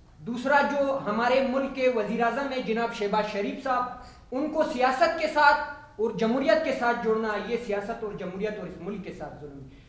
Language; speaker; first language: Urdu; non-native, local second language; Pashto